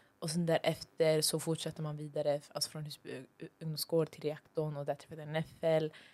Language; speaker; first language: Swedish; early bilingual, other home language; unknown